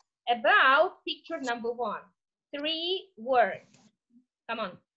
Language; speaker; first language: English; non-native, fluent; Russian